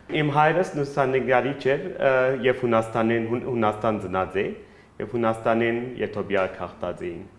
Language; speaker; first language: Armenian; early bilingual, heritage; Armenian